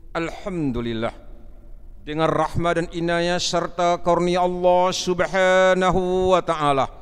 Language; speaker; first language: Malay; non-native, local second language; Achinese